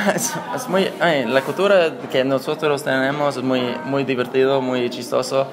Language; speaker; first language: Spanish; non-native, learner; English